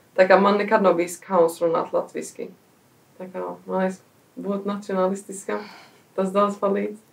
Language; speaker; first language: Latvian; early bilingual, heritage; Latvian